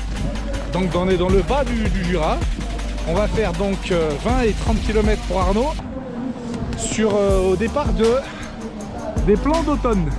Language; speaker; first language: French; native; French